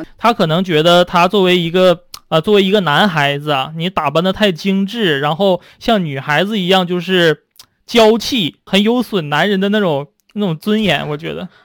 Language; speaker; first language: Chinese; native; Chinese